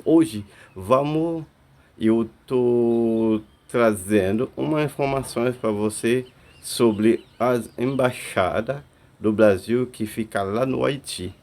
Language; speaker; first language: Portuguese; non-native, fluent; Haitian Creole